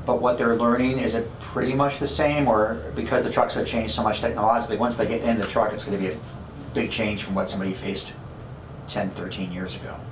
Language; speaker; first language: English; native; English